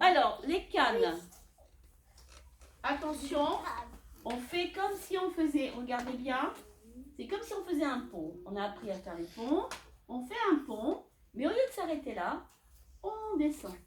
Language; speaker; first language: French; native; French